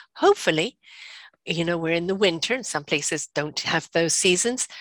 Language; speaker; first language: English; native; English